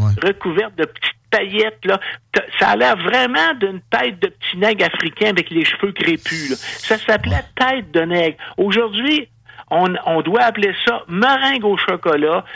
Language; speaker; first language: French; native; French